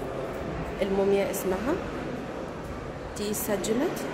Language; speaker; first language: Arabic; native; Arabic